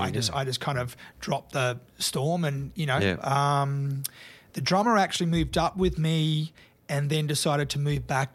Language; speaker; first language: English; native; English